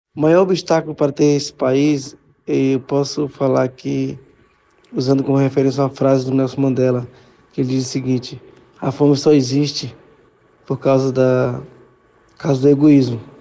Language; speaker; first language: Portuguese; native; Portuguese